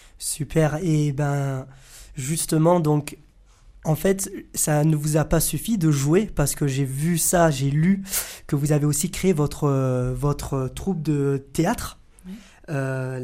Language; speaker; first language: French; native; French